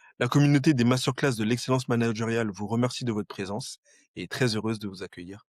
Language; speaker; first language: French; native; French